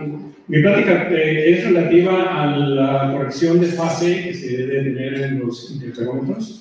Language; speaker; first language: Spanish; native; Spanish